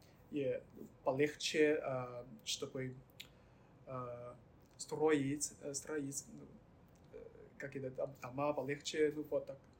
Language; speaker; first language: Russian; non-native, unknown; Chinese